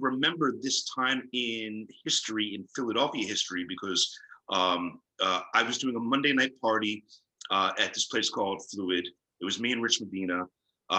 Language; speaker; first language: English; native; English